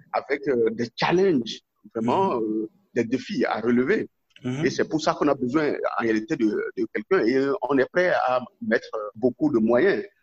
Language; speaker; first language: French; non-native, local second language; Yoruba